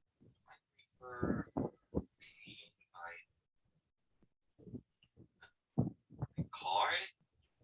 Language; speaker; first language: English; non-native, learner; Japanese